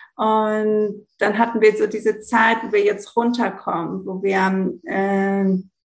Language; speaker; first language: German; early bilingual, heritage; Greek